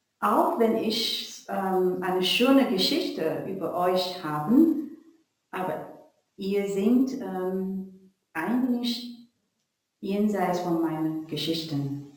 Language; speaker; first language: German; non-native, learner; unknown